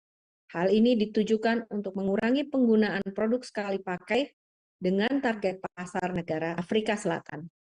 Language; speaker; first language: Indonesian; native; Indonesian